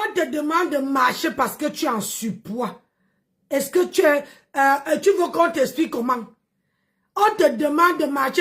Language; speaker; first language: French; non-native, local second language; Lingala